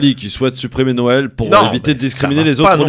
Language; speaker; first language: French; native; French